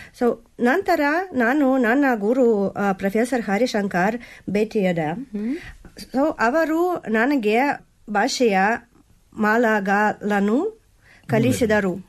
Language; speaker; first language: Kannada; non-native, learner; Russian